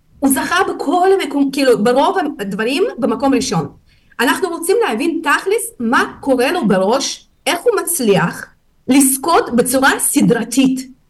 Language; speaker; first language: Hebrew; non-native, fluent; Russian